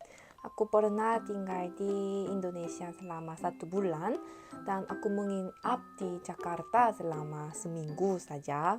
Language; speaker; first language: Indonesian; non-native, learner; Korean